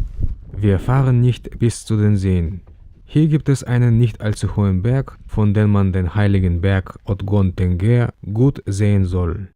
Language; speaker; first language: German; native; German